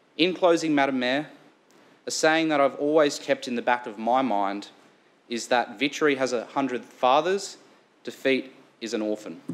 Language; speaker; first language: English; native; English